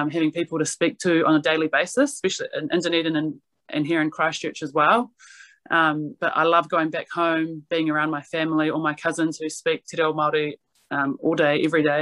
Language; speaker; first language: English; non-native, local second language; Māori